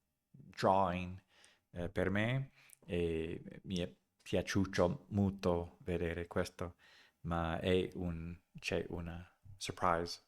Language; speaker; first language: Italian; non-native, learner; English